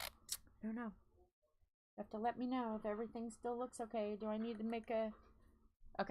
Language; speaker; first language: English; native; English